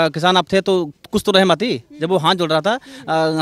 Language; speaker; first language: Hindi; native; Hindi